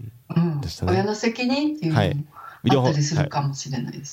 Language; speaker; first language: Japanese; native; Japanese